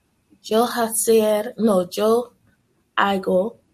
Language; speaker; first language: Spanish; non-native, learner; English